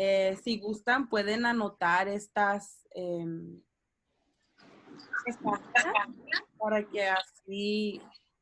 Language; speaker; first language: Spanish; early bilingual, heritage; Spanish